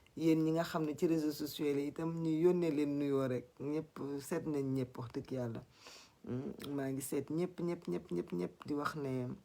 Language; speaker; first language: Wolof; non-native, local second language; Fula